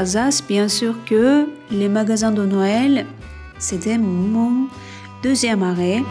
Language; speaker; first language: French; non-native, fluent; Turkish